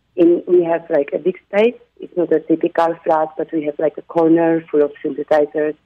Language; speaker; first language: English; non-native, fluent; Polish